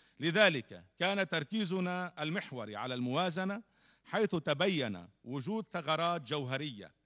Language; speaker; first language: Arabic; native; Arabic